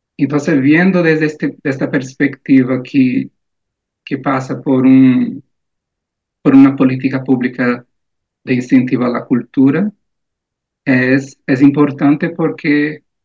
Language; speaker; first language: Spanish; non-native, fluent; Portuguese